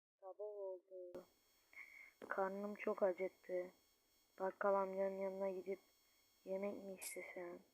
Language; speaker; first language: Turkish; native; Turkish